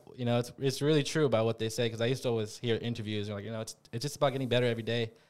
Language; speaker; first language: English; native; English